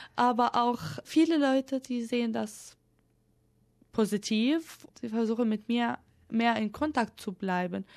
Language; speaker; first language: German; non-native, fluent; Arabic